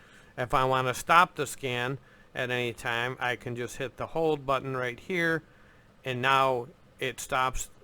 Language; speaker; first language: English; native; English